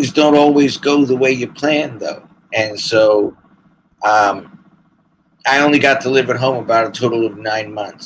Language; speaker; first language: English; native; English